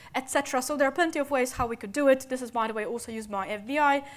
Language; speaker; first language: English; non-native, fluent; Polish